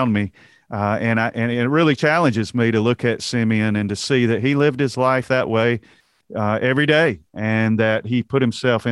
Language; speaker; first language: English; native; English